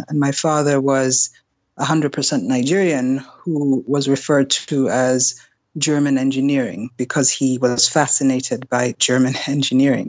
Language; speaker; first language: English; non-native, local second language; German